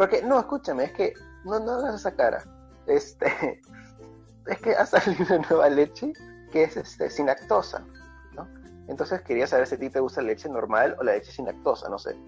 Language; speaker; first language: Spanish; native; Spanish